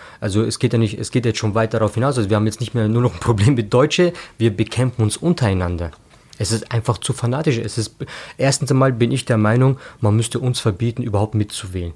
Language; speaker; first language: German; early bilingual, other home language; Turkish